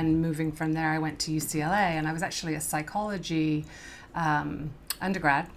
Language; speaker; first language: English; native; English